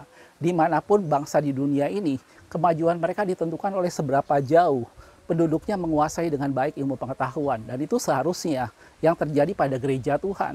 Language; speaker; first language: Indonesian; native; Indonesian